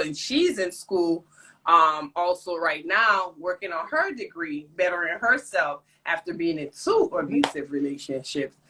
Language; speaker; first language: English; native; English